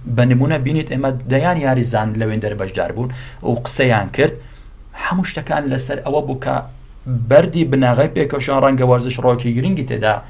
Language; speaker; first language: Central Kurdish; non-native, local second language; Assyrian Neo-Aramaic